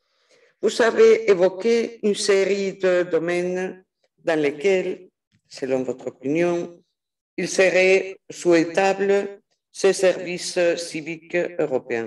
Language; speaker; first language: French; non-native, fluent; Spanish